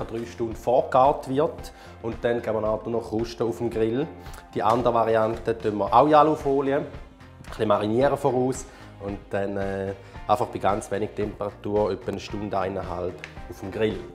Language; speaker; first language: German; native; German